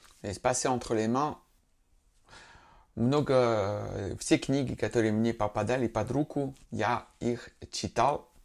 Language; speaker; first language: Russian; non-native, fluent; French